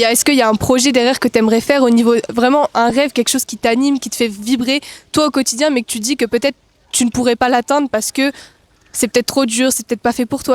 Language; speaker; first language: French; native; French